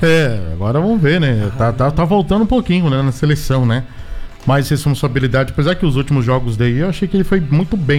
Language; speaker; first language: Portuguese; native; Portuguese